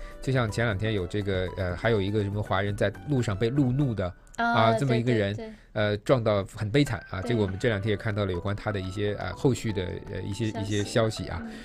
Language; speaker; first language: Chinese; native; Chinese